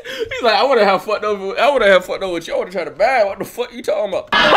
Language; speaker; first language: English; native; English